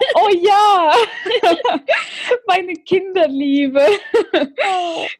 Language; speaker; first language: German; early bilingual, other home language; Russian